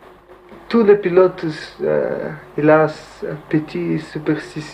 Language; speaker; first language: French; non-native, learner; Portuguese